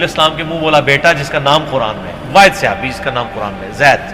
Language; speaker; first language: Urdu; non-native, local second language; Punjabi